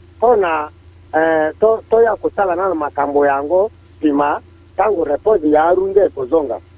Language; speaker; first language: Lingala; non-native, local second language; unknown